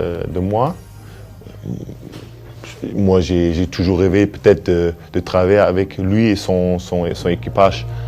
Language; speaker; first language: French; early bilingual, heritage; German